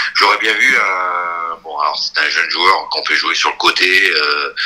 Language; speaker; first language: French; native; French